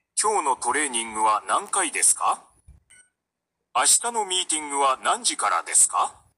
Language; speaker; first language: Japanese; non-native, learner; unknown